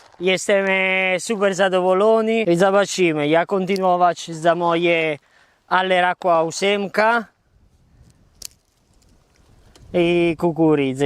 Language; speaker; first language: Polish; non-native, learner; Italian